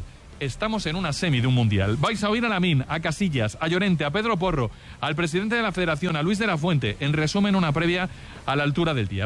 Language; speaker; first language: Spanish; native; Spanish